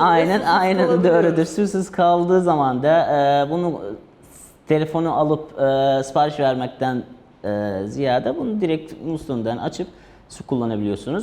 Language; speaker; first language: Turkish; non-native, fluent; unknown